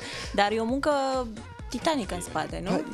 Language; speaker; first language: Romanian; native; Romanian